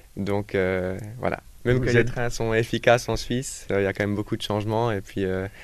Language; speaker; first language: French; native; French